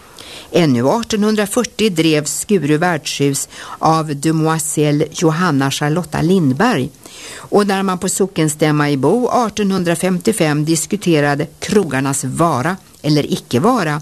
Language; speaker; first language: Swedish; native; Swedish